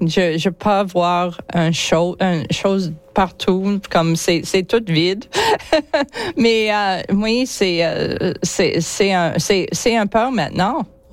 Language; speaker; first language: French; non-native, learner; English